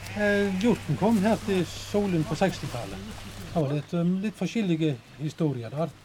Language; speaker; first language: Norwegian; native; Norwegian